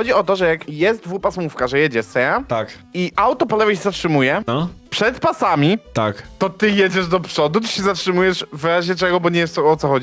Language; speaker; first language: Polish; native; Polish